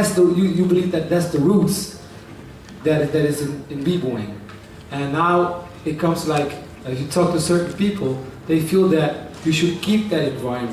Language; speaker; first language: English; non-native, fluent; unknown